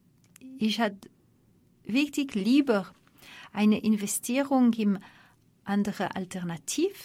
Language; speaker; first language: German; non-native, fluent; French